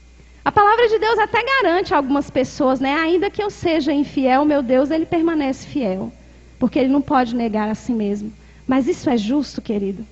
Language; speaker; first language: Portuguese; native; Portuguese